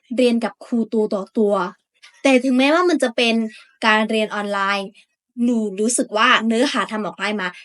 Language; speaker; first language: Thai; non-native, fluent; Burmese